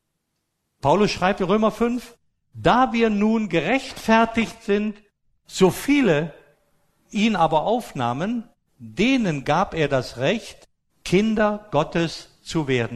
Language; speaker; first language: German; native; German